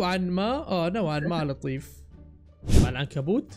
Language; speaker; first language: Arabic; native; Arabic